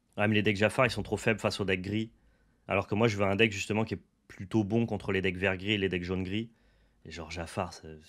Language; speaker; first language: French; native; French